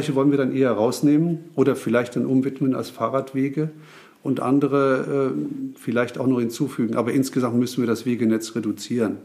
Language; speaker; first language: German; native; German